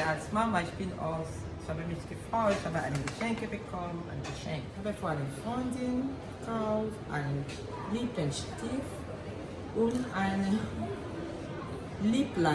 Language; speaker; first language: German; non-native, fluent; Lingala